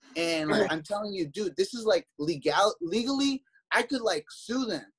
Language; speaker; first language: English; native; English